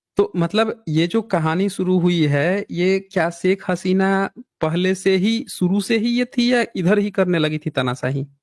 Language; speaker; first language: Hindi; native; Hindi